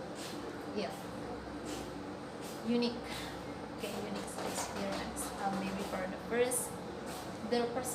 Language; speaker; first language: English; non-native, learner; Indonesian